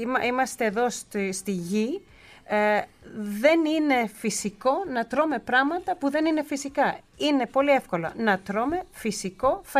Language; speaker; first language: Greek; early bilingual, heritage; Greek